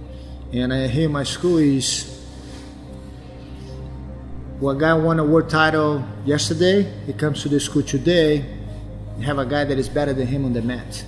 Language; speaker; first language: English; non-native, fluent; Portuguese